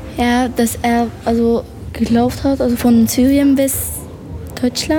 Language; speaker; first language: German; non-native, learner; Arabic